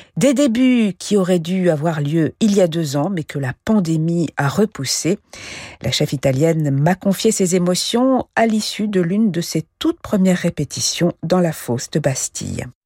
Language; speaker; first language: French; native; French